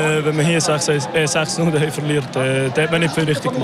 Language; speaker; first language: German; native; German